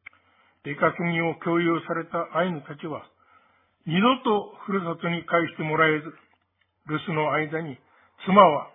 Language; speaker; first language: Japanese; native; Japanese